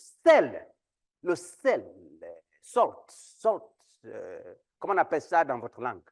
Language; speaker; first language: French; non-native, local second language; Kinyarwanda